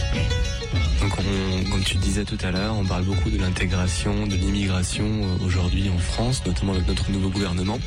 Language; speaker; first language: French; native; French